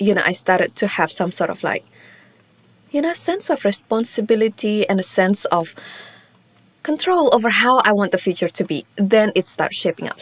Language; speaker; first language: English; non-native, local second language; Chinese